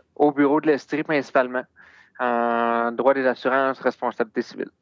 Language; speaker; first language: French; native; French